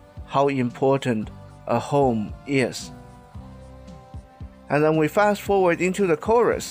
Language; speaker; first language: English; non-native, fluent; Chinese